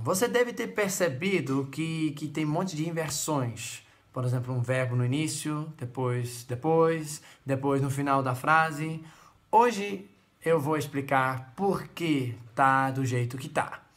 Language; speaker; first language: Portuguese; non-native, fluent; Dutch